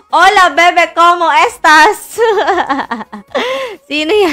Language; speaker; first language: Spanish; non-native, learner; Filipino